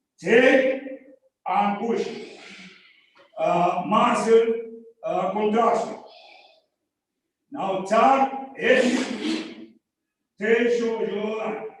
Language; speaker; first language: English; non-native, learner; Spanish